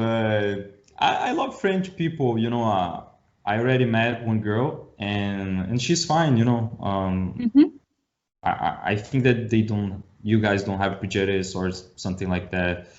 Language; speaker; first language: English; non-native, learner; Portuguese